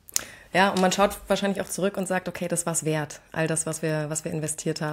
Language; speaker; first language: German; native; German